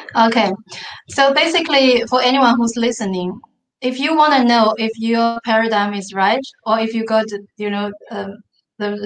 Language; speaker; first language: English; non-native, fluent; Chinese